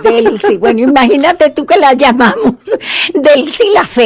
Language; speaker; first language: Spanish; native; Spanish